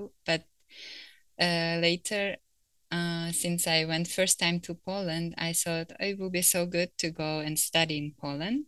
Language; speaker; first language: English; non-native, fluent; Ukrainian